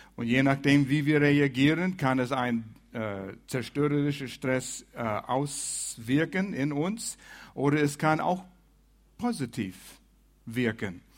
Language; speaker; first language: German; non-native, fluent; English